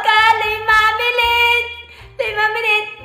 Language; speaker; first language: Indonesian; non-native, learner; Vietnamese